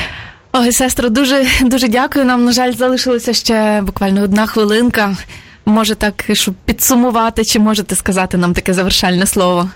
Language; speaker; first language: Ukrainian; native; Ukrainian